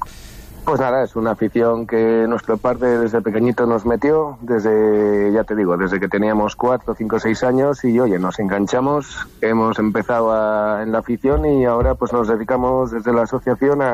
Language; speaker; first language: Spanish; native; Spanish